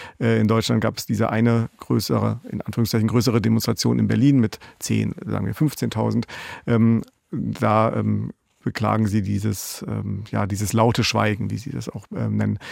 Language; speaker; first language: German; native; German